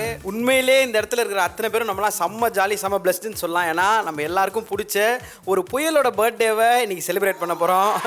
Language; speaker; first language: Tamil; native; Tamil